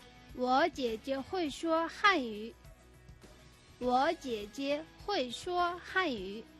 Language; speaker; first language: Chinese; non-native, fluent; Mongolian